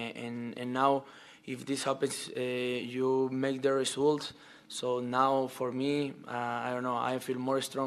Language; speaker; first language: English; non-native, learner; Spanish